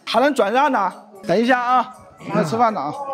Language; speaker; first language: Chinese; native; Chinese